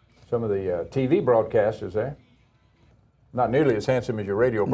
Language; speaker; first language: English; native; English